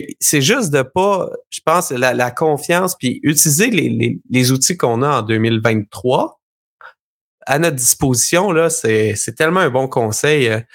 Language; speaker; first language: French; native; French